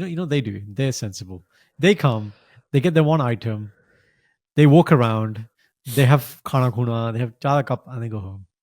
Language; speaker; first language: English; early bilingual, other home language; Punjabi